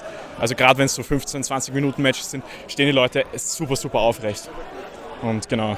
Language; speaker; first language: German; native; German